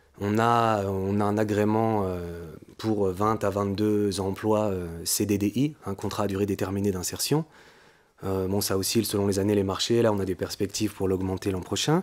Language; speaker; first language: French; native; French